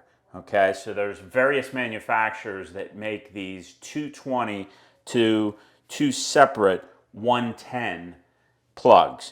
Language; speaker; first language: English; native; English